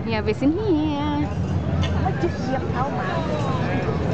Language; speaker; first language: German; non-native, learner; Thai